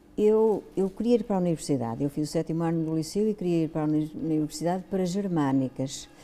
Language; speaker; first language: Portuguese; native; Portuguese